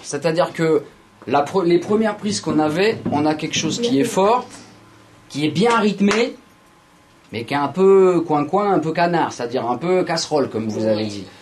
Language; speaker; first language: French; native; French